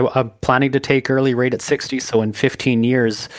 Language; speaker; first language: English; native; English